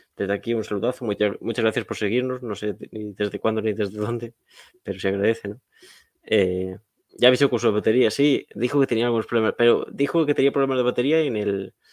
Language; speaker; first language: Spanish; native; Spanish